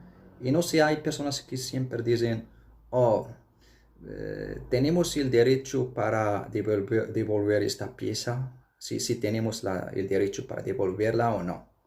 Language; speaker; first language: Spanish; non-native, fluent; Arabic